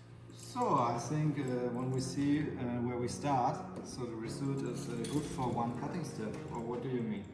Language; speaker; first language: English; non-native, fluent; German